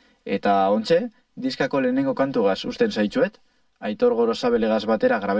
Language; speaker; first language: Basque; native; Basque